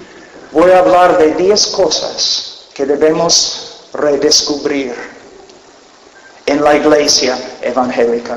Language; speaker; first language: Spanish; non-native, fluent; English